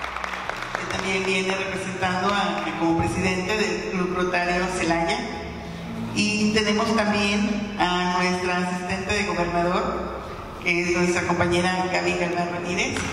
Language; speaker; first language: Spanish; native; Spanish